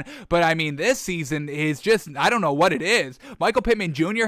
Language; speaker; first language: English; native; English